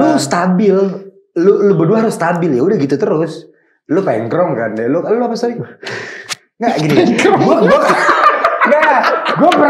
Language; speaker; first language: Indonesian; native; Indonesian